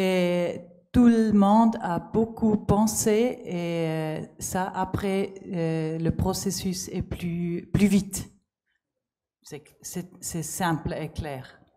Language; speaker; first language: French; non-native, learner; German